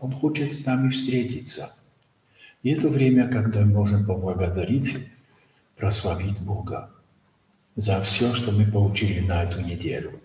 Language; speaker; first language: Russian; non-native, learner; Polish